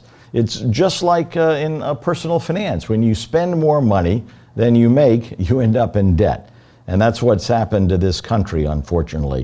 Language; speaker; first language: English; native; English